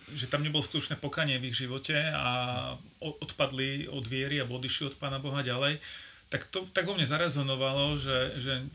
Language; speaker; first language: Slovak; native; Slovak